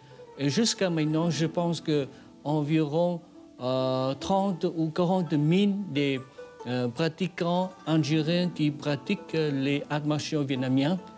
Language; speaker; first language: French; non-native, fluent; Vietnamese